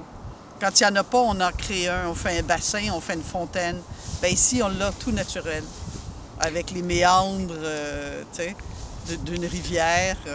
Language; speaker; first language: French; native; French